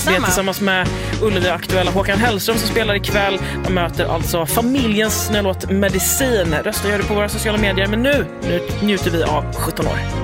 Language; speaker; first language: Swedish; native; Swedish